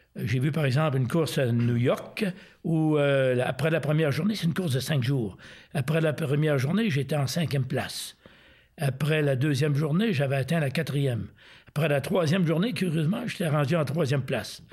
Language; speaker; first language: French; native; French